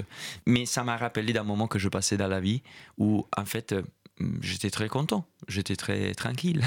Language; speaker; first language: French; non-native, fluent; Italian